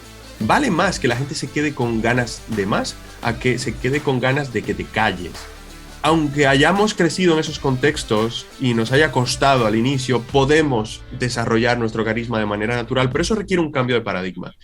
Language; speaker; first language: Spanish; native; Spanish